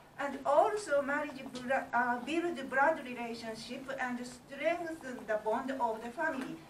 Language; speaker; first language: English; non-native, learner; Japanese